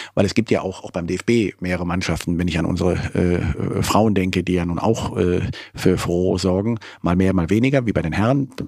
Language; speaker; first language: German; native; German